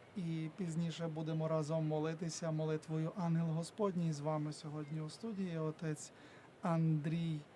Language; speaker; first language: Ukrainian; native; Ukrainian